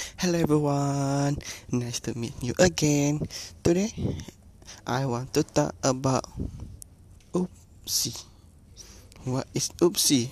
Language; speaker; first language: English; non-native, learner; Malay